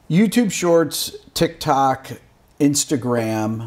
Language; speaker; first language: English; native; English